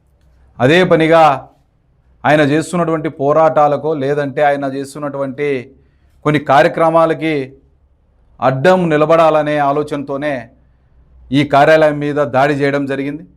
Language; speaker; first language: Telugu; native; Telugu